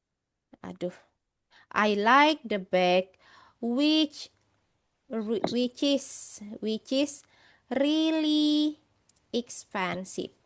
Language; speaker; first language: English; non-native, fluent; Indonesian